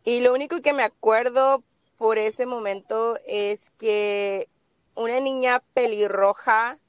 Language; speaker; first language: Spanish; early bilingual, heritage; Spanish